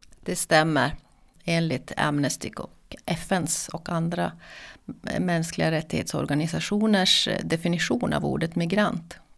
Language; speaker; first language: Swedish; native; Swedish